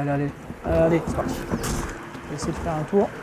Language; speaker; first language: French; native; French